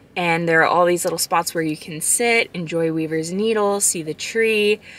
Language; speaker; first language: English; native; English